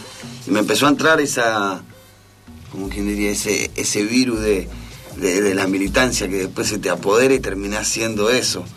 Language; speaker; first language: Spanish; native; Spanish